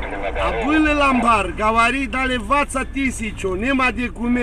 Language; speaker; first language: Russian; non-native, learner; Romanian